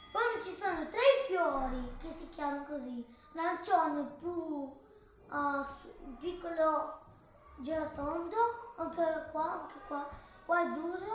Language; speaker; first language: Italian; early bilingual, other home language; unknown